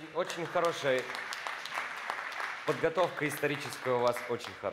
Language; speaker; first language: Russian; native; Russian